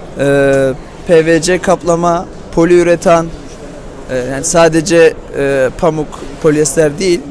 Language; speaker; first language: Turkish; native; Turkish